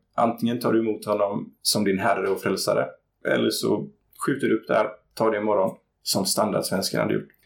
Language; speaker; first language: Swedish; native; Swedish